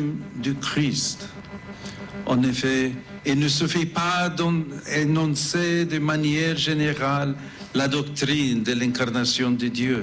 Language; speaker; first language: French; non-native, fluent; English